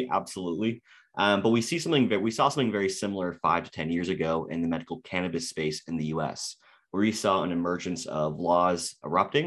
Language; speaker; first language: English; native; English